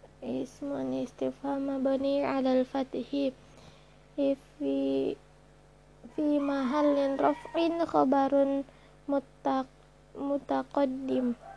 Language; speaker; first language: Arabic; non-native, learner; Indonesian